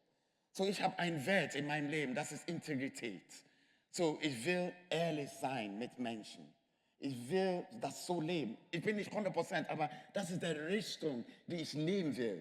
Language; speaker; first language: German; non-native, fluent; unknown